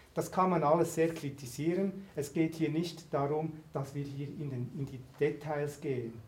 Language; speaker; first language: German; native; German